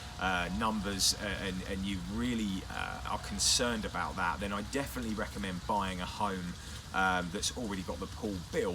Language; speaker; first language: English; native; English